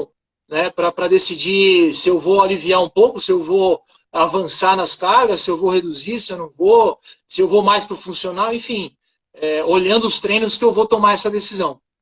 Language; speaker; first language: Portuguese; native; Portuguese